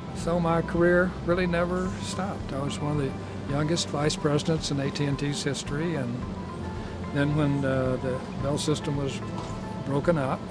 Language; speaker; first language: English; native; English